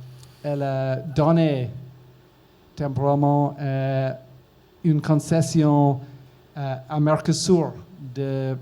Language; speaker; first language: French; non-native, learner; English